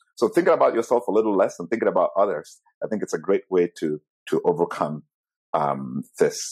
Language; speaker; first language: English; non-native, fluent; Italian